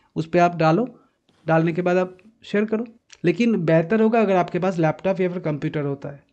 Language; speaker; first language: Hindi; non-native, local second language; Bangla